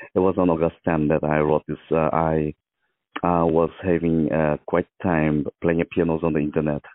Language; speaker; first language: English; non-native, local second language; Mizo